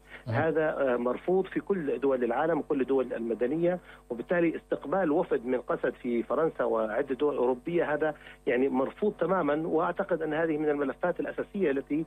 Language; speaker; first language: Arabic; native; Arabic